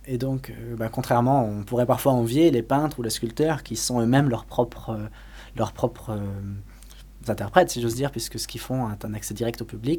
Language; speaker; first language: French; native; French